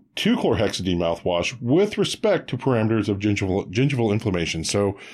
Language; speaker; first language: English; native; English